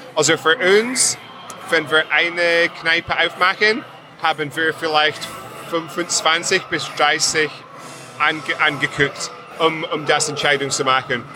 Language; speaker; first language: German; non-native, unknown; English